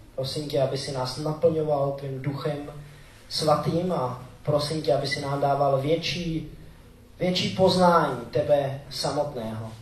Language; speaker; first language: Czech; native; Czech